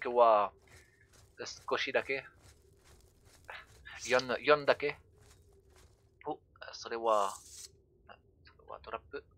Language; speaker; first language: Japanese; non-native, learner; French